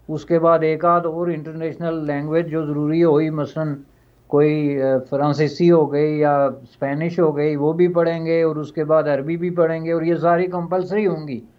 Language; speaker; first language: Urdu; non-native, local second language; Pahari-Potwari